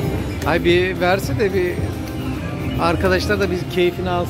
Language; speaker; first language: Turkish; native; Turkish